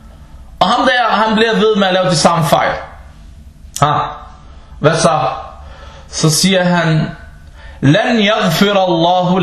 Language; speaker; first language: Danish; non-native, fluent; Arabic